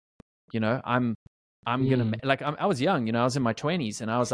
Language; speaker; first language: English; native; English